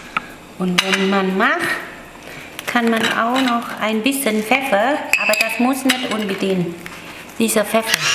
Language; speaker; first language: German; non-native, learner; Vietnamese